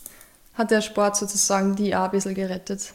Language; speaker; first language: German; native; German